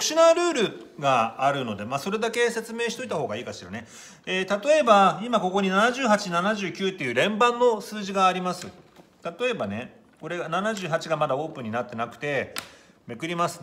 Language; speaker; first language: Japanese; native; Japanese